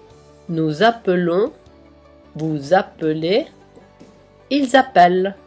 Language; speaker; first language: French; non-native, fluent; Italian